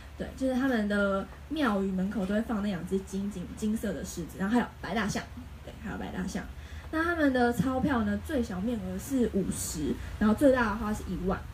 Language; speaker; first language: Chinese; native; Chinese